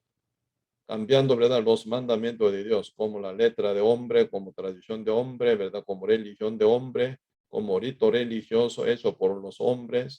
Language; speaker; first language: Spanish; non-native, fluent; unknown